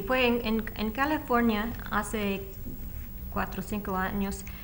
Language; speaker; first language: Spanish; non-native, fluent; English